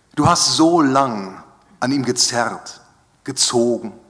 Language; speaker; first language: German; native; German